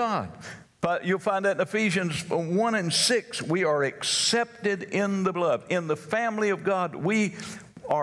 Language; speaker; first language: English; native; English